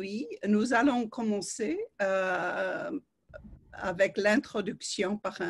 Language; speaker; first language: French; non-native, fluent; English